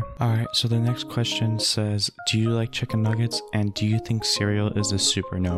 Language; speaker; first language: English; native; English